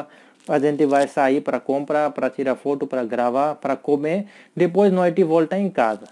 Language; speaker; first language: Portuguese; non-native, learner; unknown